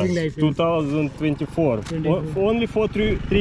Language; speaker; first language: English; non-native, learner; Russian